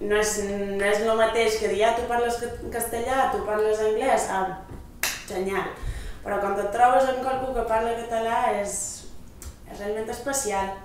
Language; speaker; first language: Catalan; non-native, local second language; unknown